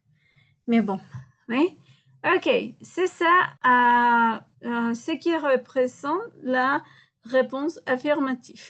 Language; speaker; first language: French; non-native, learner; Spanish